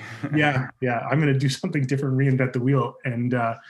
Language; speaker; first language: English; native; English